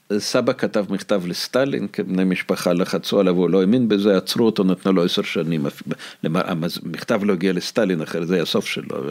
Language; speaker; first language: Hebrew; non-native, fluent; Russian